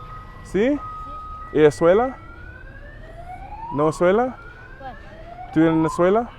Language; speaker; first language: Spanish; non-native, learner; English